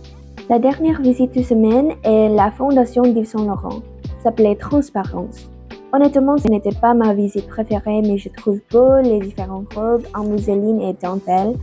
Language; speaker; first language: French; non-native, learner; Indonesian